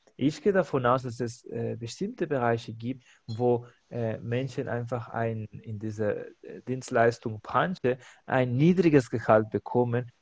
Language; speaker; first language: German; non-native, fluent; Spanish